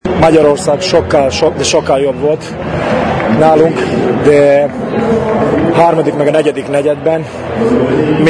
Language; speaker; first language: Hungarian; non-native, fluent; Serbian